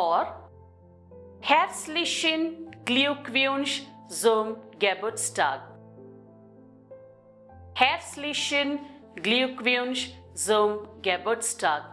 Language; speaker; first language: German; non-native, fluent; Telugu